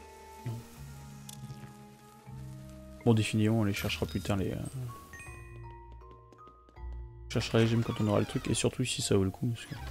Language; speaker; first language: French; native; French